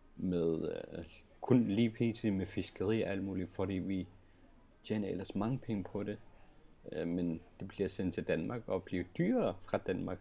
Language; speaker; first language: Danish; non-native, local second language; Kalaallisut